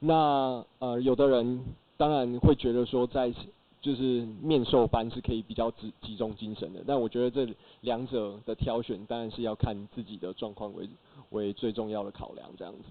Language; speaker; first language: Chinese; native; Chinese